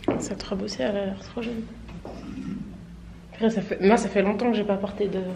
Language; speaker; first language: French; native; French